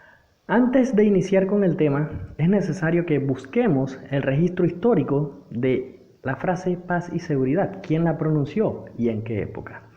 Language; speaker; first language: Spanish; native; Spanish